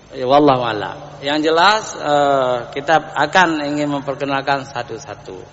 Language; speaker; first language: Indonesian; non-native, local second language; Achinese